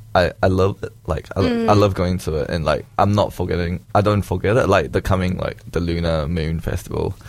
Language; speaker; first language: English; early bilingual, other home language; Chinese